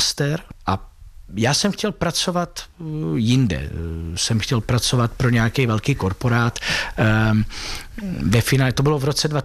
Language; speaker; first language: Czech; non-native, fluent; Italian